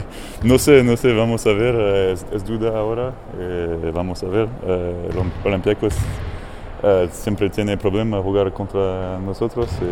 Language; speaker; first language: Spanish; non-native, fluent; French